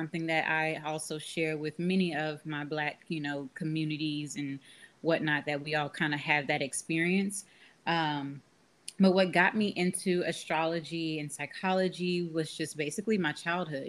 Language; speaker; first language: English; native; English